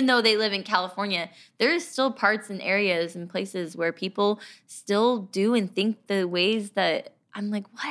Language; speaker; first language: English; native; English